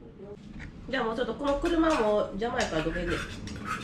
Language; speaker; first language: Japanese; native; Japanese